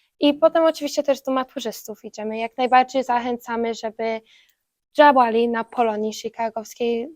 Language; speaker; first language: Polish; early bilingual, heritage; Polish